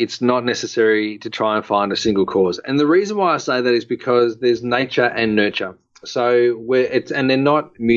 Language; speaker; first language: English; native; English